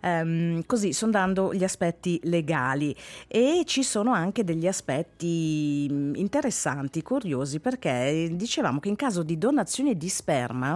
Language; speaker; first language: Italian; native; Italian